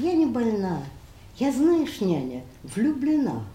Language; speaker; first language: Russian; native; Russian